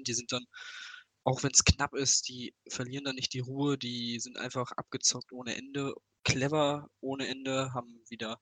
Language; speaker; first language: German; native; German